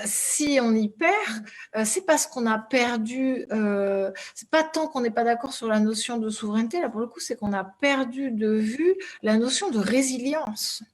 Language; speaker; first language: French; native; French